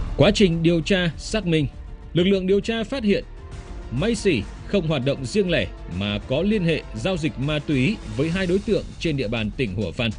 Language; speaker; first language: Vietnamese; native; Vietnamese